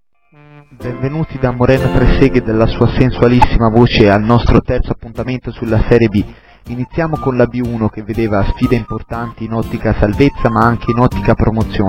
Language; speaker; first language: Italian; native; Italian